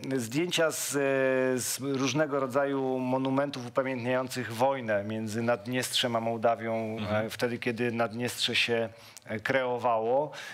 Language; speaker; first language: Polish; native; Polish